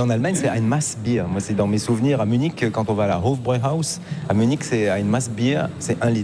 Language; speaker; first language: French; native; French